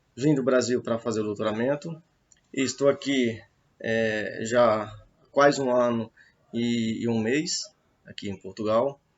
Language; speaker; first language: Portuguese; native; Portuguese